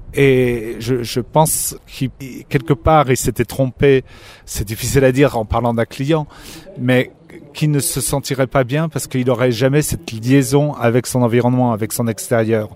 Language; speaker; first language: French; native; French